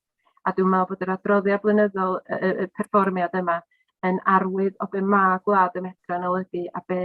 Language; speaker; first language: Welsh; native; Welsh